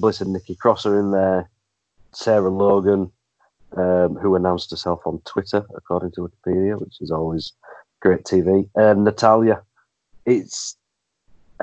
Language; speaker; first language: English; native; English